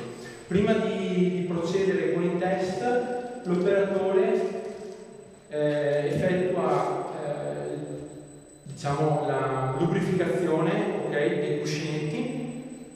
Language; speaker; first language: Italian; native; Italian